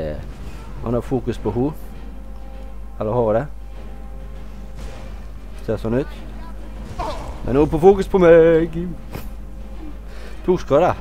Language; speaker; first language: Norwegian; native; Norwegian